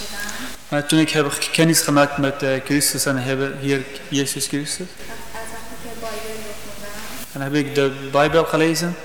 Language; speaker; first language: Dutch; non-native, learner; Persian